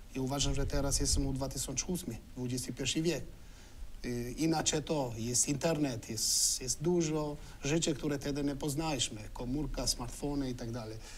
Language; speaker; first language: Polish; non-native, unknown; Albanian